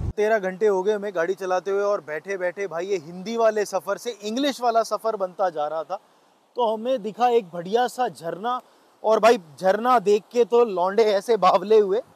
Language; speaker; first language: Hindi; native; Hindi